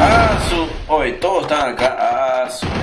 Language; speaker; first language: Spanish; native; Spanish